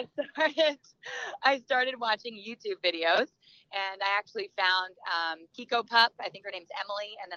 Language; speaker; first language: English; native; English